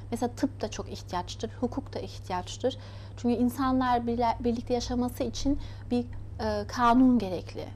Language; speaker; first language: Turkish; early bilingual, heritage; Turkish